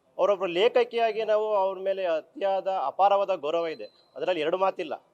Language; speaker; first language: Kannada; native; Kannada